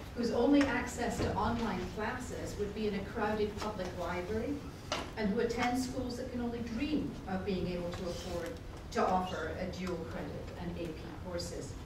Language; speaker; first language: English; native; English